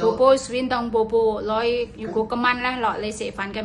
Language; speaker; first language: Cantonese; non-native, learner; Indonesian